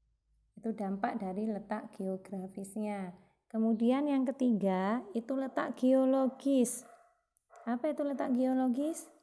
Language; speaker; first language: Indonesian; native; Indonesian